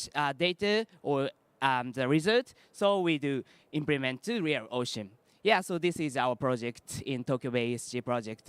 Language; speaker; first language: English; non-native, learner; Japanese